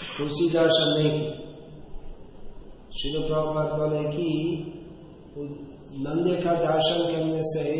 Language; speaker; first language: Hindi; non-native, fluent; English